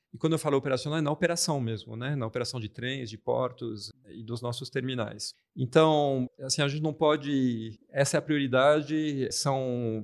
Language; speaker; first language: Portuguese; non-native, fluent; French